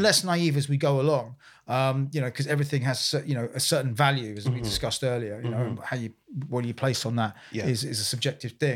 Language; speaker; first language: English; native; English